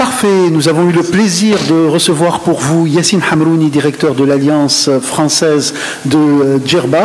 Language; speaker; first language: French; non-native, local second language; Arabic